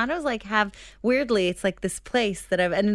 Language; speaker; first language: English; non-native, fluent; Hebrew